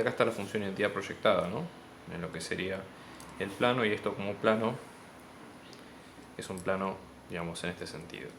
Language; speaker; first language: Spanish; native; Spanish